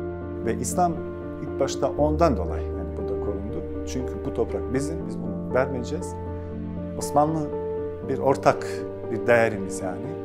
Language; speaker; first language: Turkish; non-native, fluent; Bosnian